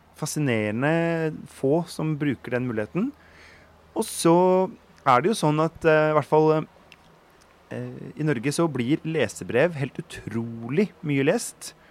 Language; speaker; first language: Norwegian; native; Norwegian